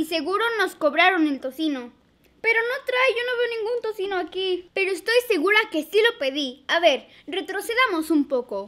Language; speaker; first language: Spanish; native; Spanish